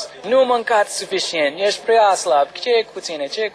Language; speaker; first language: Romanian; non-native, learner; English